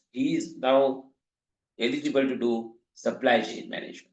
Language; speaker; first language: English; non-native, local second language; Sinhala